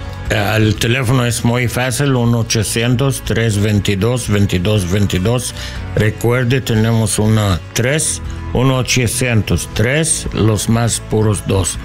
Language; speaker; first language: Spanish; non-native, learner; English